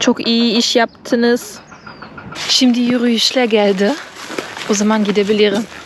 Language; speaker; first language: Turkish; non-native, learner; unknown